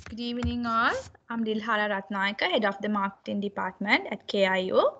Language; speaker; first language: English; non-native, local second language; Sinhala